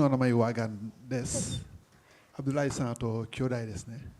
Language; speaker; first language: Japanese; non-native, learner; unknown